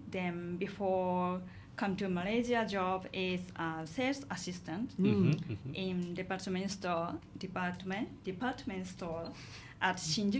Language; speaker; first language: English; non-native, learner; Japanese